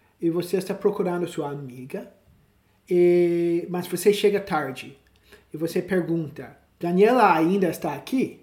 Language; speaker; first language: Portuguese; non-native, learner; English